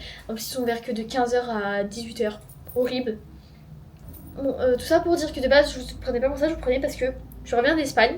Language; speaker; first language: French; native; French